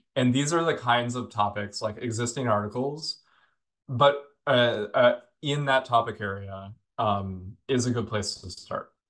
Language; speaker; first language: English; native; English